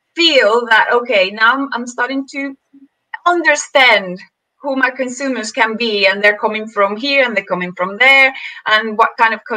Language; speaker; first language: English; non-native, fluent; Spanish